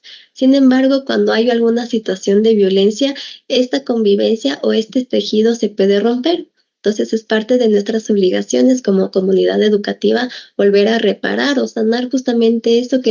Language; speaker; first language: Spanish; native; Spanish